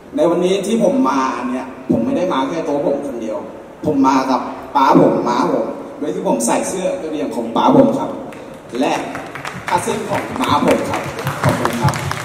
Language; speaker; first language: Thai; non-native, local second language; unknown